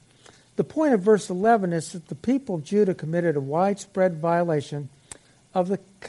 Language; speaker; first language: English; native; English